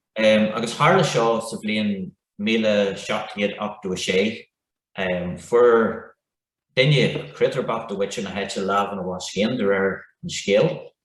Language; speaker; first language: Irish; non-native, local second language; English